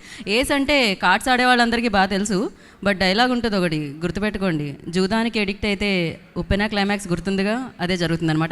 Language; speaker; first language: Telugu; native; Telugu